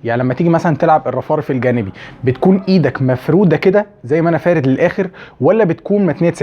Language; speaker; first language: Arabic; native; Arabic